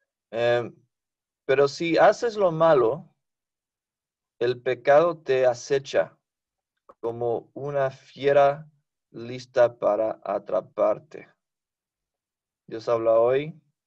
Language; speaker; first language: Spanish; non-native, fluent; English